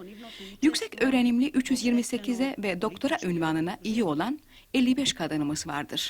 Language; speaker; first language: Turkish; native; Turkish